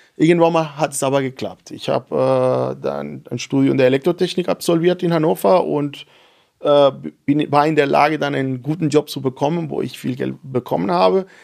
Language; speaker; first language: German; non-native, fluent; Spanish